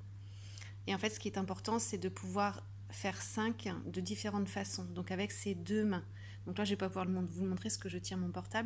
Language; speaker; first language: French; native; French